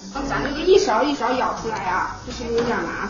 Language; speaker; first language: Chinese; native; Chinese